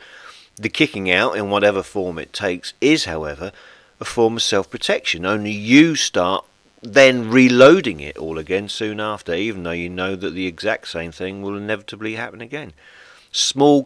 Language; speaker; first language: English; native; English